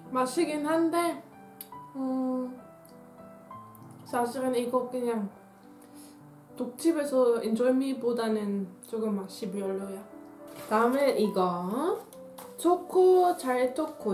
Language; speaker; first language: Korean; non-native, learner; Dutch